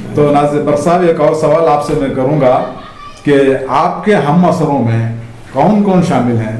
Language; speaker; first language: Urdu; native; Urdu